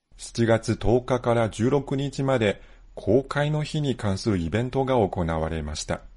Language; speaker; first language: Japanese; non-native, fluent; Chinese